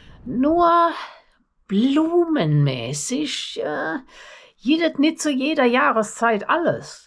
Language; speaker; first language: German; native; German